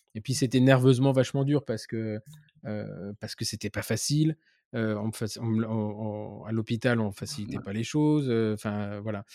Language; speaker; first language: French; native; French